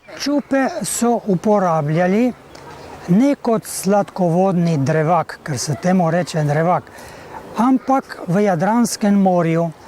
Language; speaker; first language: Slovenian; native; Slovenian